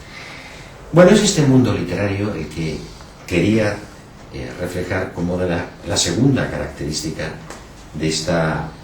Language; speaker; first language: Spanish; native; Spanish